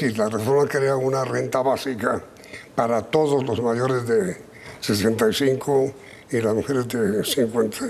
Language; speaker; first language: Spanish; native; Spanish